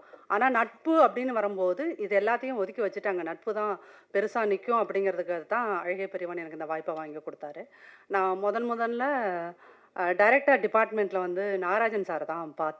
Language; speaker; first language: Tamil; native; Tamil